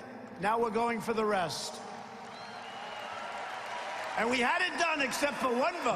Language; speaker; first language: English; native; English